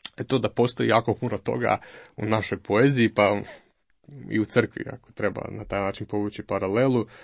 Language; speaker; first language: Croatian; native; Croatian